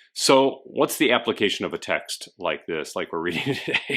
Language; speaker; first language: English; native; English